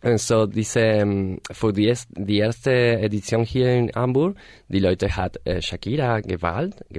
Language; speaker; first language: German; non-native, learner; Spanish